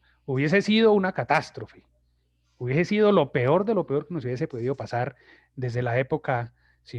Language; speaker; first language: Spanish; native; Spanish